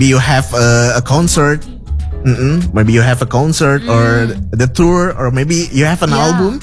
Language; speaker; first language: English; non-native, local second language; Indonesian